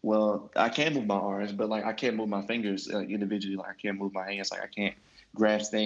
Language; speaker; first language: English; native; English